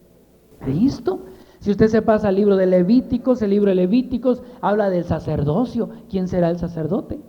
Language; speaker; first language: Spanish; native; Spanish